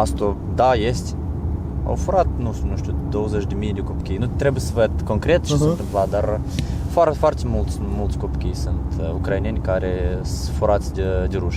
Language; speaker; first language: Romanian; non-native, learner; Ukrainian